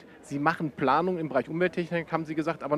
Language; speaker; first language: German; native; German